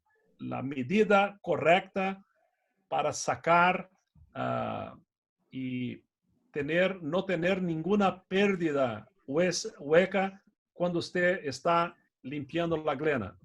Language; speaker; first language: Spanish; non-native, fluent; Portuguese